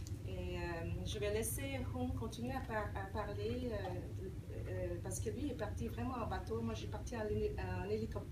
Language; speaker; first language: French; early bilingual, other home language; Vietnamese